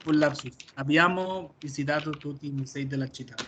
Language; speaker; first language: Italian; non-native, learner; Spanish